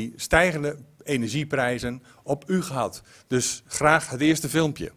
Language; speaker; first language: Dutch; native; Dutch